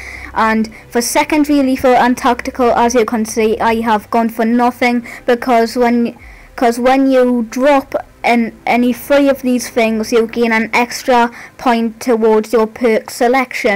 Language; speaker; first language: English; native; English